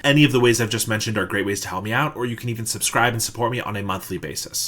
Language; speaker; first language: English; native; English